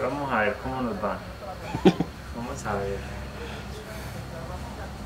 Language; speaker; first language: Spanish; native; Spanish